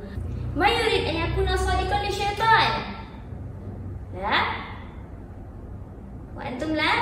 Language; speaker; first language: Arabic; non-native, learner; Malay